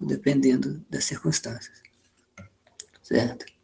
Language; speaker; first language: Portuguese; native; Portuguese